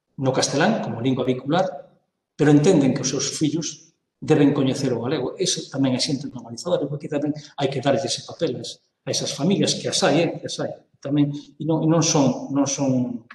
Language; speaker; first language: Galician; non-native, local second language; Spanish